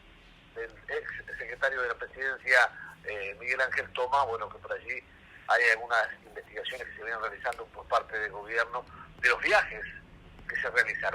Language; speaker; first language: Spanish; native; Spanish